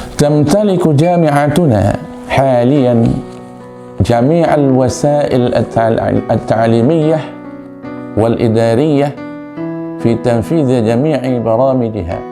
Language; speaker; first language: Arabic; non-native, fluent; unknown